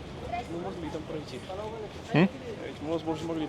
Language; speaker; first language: Russian; native; Russian